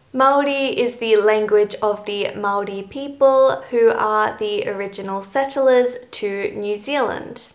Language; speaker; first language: English; native; English